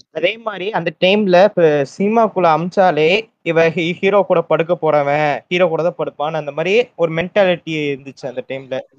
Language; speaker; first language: Tamil; native; Tamil